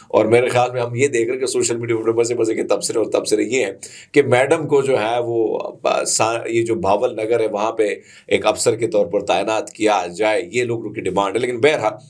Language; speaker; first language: Urdu; non-native, local second language; Punjabi